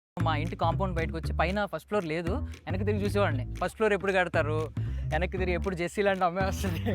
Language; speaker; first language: Telugu; native; Telugu